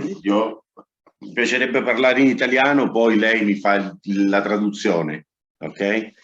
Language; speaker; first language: Italian; non-native, learner; Spanish